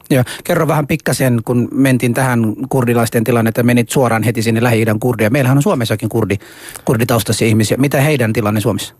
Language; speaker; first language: Finnish; early bilingual, other home language; Somali